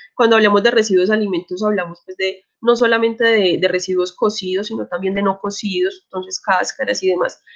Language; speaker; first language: Spanish; native; Spanish